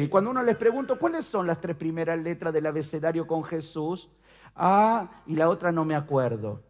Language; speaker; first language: Spanish; native; Spanish